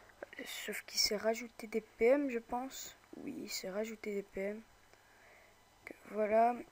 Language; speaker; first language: French; native; French